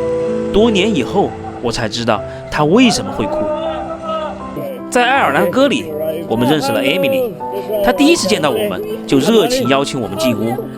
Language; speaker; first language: Chinese; native; Chinese